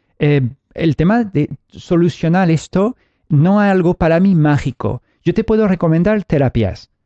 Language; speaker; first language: Spanish; early bilingual, heritage; Spanish